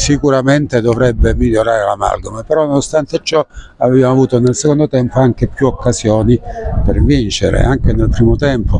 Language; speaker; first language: Italian; native; Italian